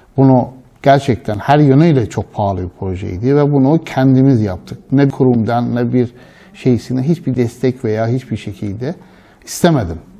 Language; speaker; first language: Turkish; non-native, fluent; Persian